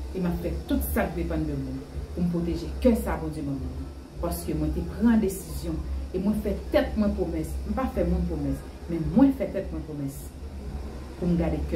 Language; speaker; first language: French; non-native, learner; Haitian Creole